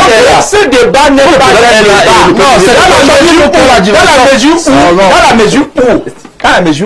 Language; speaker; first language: French; native; French